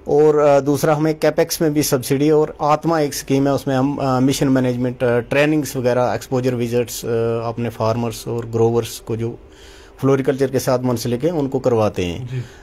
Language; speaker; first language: Hindi; non-native, local second language; Kashmiri